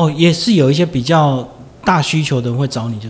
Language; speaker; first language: Chinese; native; Chinese